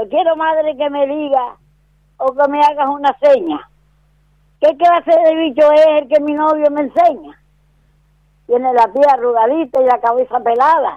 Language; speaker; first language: Spanish; native; Spanish